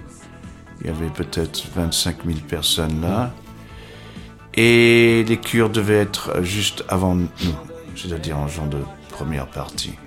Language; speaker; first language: French; early bilingual, heritage; English